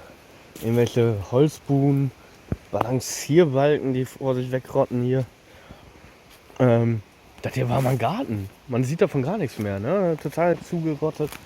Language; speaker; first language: German; native; German